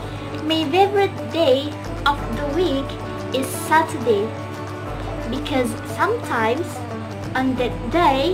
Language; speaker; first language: English; non-native, learner; Indonesian